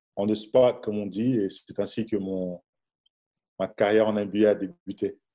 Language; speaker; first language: French; non-native, local second language; Lingala